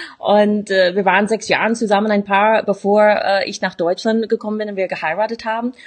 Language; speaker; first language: German; non-native, fluent; English